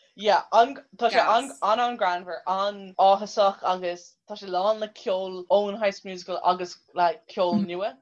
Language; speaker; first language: Irish; non-native, local second language; English